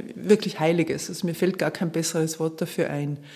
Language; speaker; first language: German; native; German